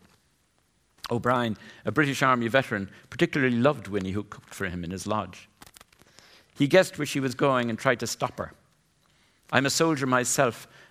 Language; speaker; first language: English; native; English